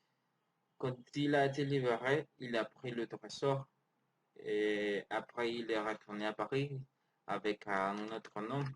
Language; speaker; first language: French; non-native, learner; Spanish